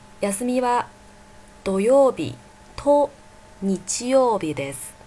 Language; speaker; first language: Japanese; non-native, fluent; Chinese